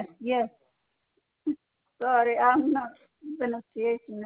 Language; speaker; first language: English; non-native, learner; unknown